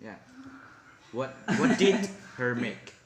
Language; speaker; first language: English; non-native, learner; Hmong